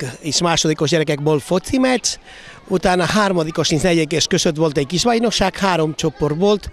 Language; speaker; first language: Hungarian; non-native, fluent; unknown